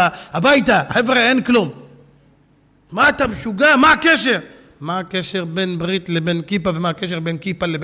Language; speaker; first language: Hebrew; native; Hebrew